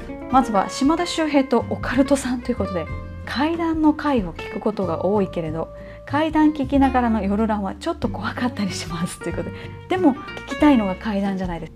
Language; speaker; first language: Japanese; native; Japanese